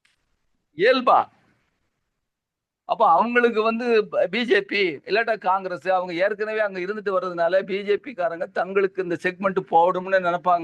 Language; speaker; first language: Tamil; native; Tamil